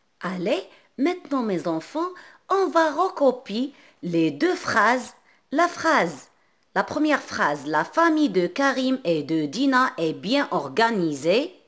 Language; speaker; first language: French; non-native, local second language; Arabic